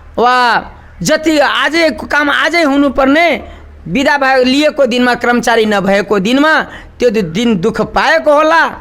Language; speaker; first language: Nepali; non-native, local second language; Maithili